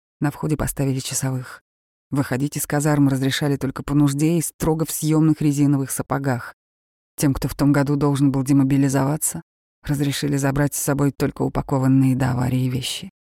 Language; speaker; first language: Russian; native; Russian